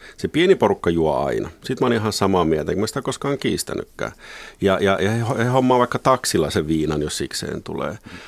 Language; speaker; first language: Finnish; native; Finnish